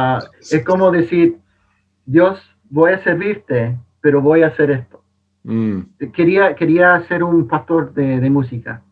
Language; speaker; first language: Spanish; non-native, fluent; English